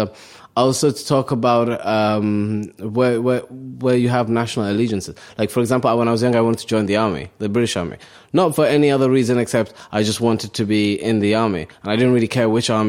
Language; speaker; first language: English; early bilingual, other home language; Somali